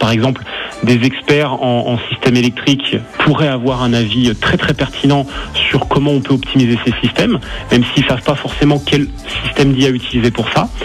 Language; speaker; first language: French; native; French